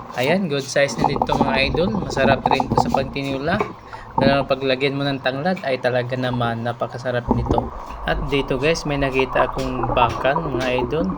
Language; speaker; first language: Filipino; non-native, local second language; Cebuano